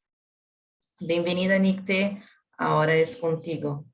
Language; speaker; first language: Spanish; non-native, learner; Portuguese